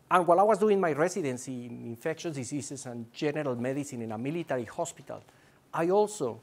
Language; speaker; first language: English; non-native, fluent; Spanish